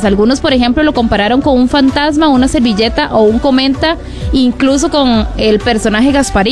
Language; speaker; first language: Spanish; native; Spanish